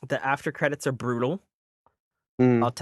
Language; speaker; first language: English; native; English